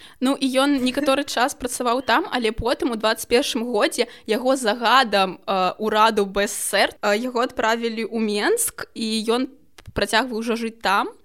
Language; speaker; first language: Belarusian; non-native, local second language; Russian